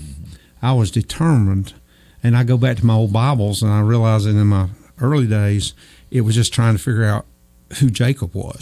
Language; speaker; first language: English; native; English